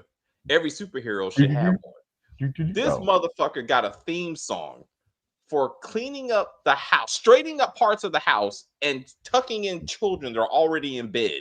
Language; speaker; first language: English; native; English